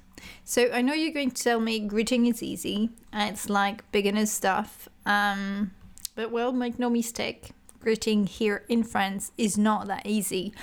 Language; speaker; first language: English; non-native, fluent; French